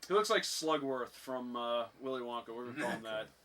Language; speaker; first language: English; native; English